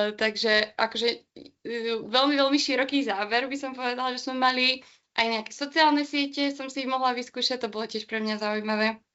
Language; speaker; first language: Slovak; native; Slovak